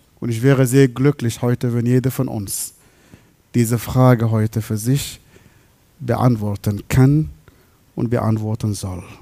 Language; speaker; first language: German; non-native, fluent; Arabic